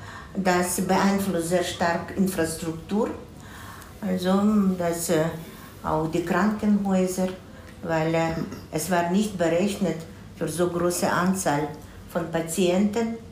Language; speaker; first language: German; non-native, fluent; Russian